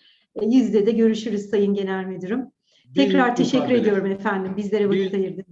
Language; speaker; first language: Turkish; native; Turkish